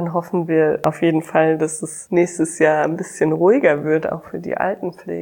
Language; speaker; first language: German; native; German